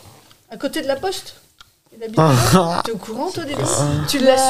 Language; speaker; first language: French; native; French